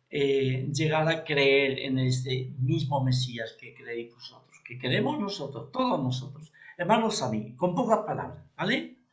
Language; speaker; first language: Spanish; native; Spanish